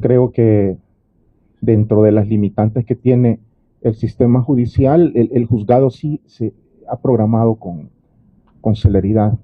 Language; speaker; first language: Spanish; native; Spanish